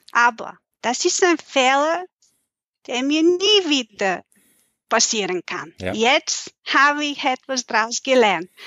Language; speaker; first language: German; non-native, fluent; Bulgarian